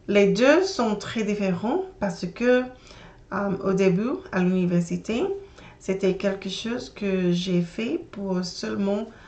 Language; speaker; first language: French; non-native, learner; English